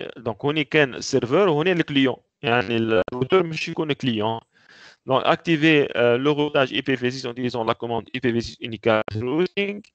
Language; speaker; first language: French; non-native, local second language; Arabic